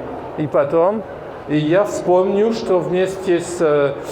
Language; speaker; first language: Russian; non-native, fluent; French